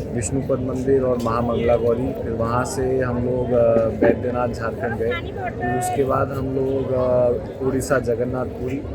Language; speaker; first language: Hindi; native; Hindi